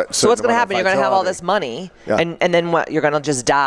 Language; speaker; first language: English; native; English